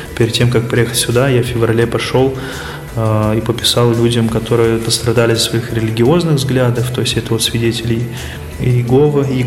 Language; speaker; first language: Russian; native; Russian